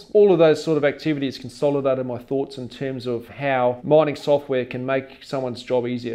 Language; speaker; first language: English; native; English